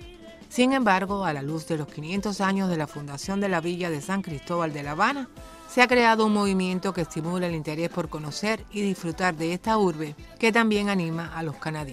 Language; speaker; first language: Spanish; native; Spanish